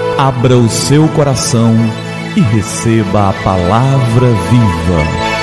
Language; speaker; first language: Portuguese; native; Portuguese